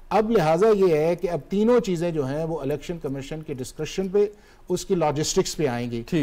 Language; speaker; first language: Hindi; native; Hindi